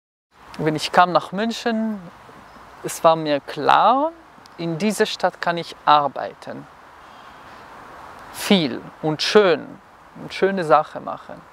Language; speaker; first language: German; non-native, fluent; Hebrew